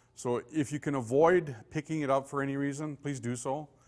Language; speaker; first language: English; native; English